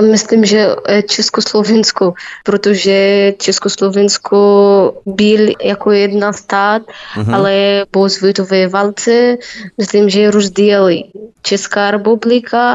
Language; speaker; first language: Czech; non-native, learner; Arabic